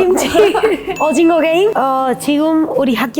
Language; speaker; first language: Korean; non-native, learner; Spanish